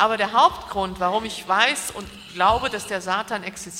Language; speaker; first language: German; native; German